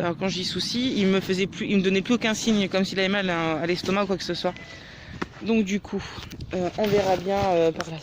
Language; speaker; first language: French; native; French